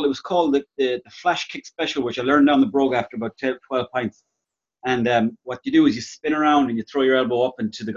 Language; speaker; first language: English; native; English